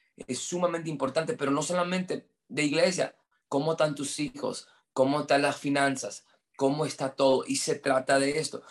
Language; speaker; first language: Spanish; non-native, fluent; English